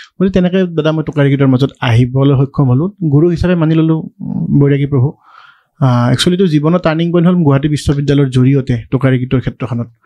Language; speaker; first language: Assamese; native; Assamese